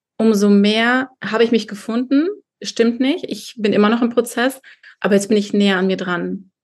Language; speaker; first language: German; early bilingual, other home language; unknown